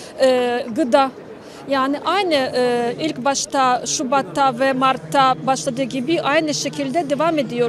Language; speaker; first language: Turkish; non-native, learner; Ukrainian